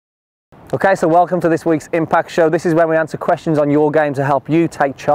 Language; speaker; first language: English; native; English